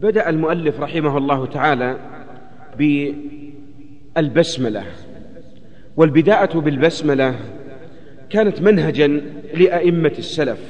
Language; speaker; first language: Arabic; native; Arabic